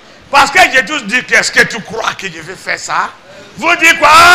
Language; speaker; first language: French; non-native, learner; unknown